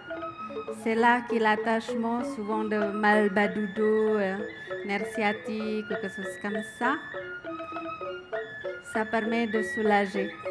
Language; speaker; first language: French; non-native, learner; Indonesian